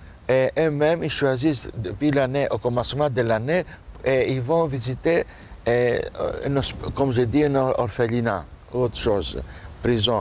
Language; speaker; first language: French; non-native, fluent; Greek